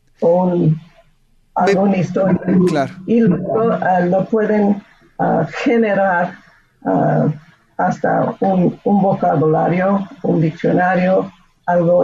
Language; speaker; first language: Spanish; non-native, fluent; English